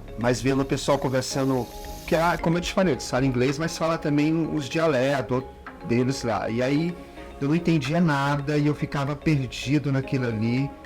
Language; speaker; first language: Portuguese; native; Portuguese